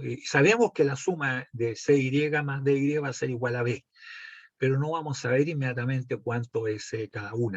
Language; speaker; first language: Spanish; native; Spanish